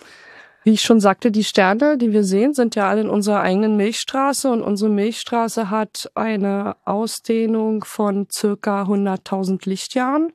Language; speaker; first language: German; native; German